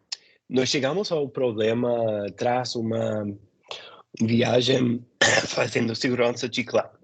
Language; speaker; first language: Portuguese; non-native, fluent; English